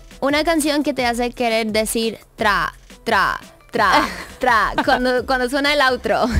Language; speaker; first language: Spanish; early bilingual, heritage; English